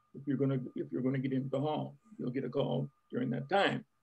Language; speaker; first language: English; native; English